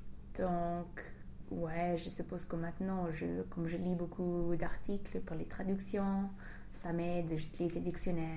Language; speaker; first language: French; non-native, fluent; English